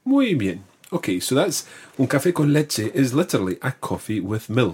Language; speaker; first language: Spanish; non-native, fluent; English